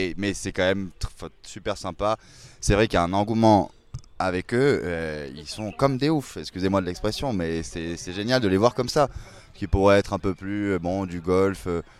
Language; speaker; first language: French; native; French